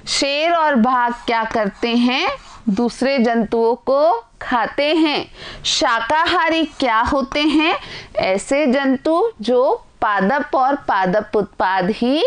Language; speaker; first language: Hindi; native; Hindi